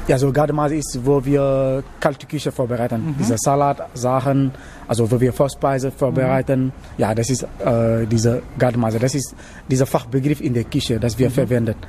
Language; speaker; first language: German; non-native, learner; Wolof